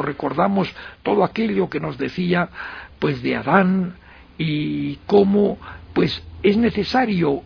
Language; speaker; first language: Spanish; native; Spanish